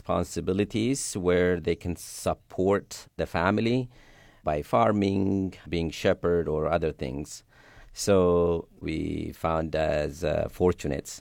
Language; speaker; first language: English; non-native, fluent; Sidamo